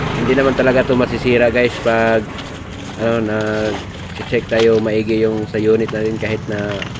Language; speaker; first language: Filipino; non-native, local second language; Cebuano